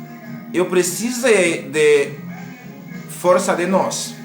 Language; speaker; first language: Portuguese; non-native, learner; Haitian Creole